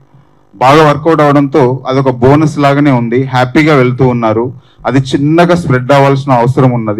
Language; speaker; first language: Telugu; native; Telugu